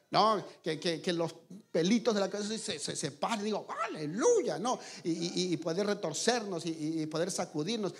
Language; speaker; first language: Spanish; native; Spanish